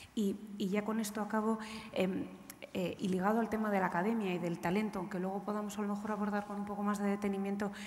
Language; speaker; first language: Spanish; native; Spanish